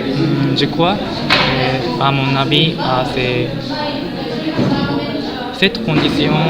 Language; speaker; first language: French; non-native, fluent; Japanese